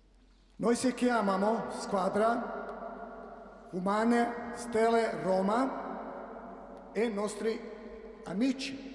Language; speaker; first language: Italian; non-native, learner; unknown